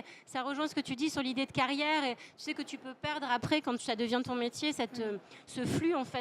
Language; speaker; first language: French; native; French